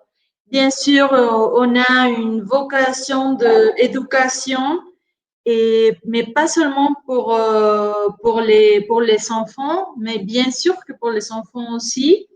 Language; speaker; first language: French; non-native, fluent; Spanish